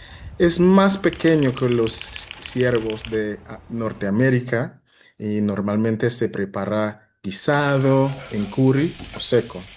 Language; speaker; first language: Spanish; non-native, fluent; English